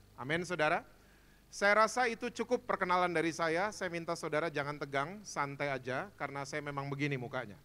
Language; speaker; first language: Indonesian; native; Indonesian